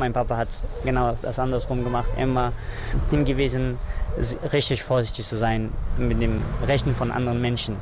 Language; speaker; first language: German; non-native, fluent; Persian